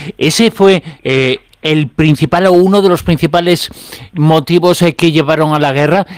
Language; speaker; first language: Spanish; native; Spanish